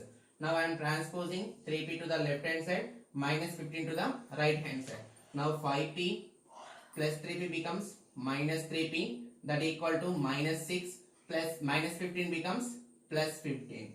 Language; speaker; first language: English; non-native, local second language; Telugu